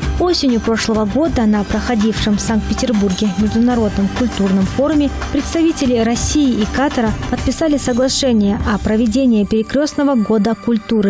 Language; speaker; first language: Russian; native; Russian